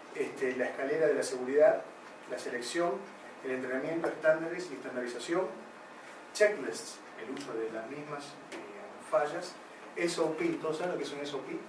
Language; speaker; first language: Spanish; native; Spanish